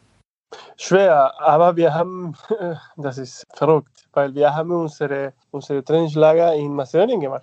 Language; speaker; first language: German; non-native, fluent; Spanish